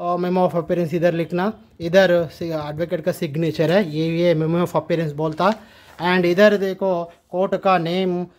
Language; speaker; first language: Hindi; non-native, local second language; Telugu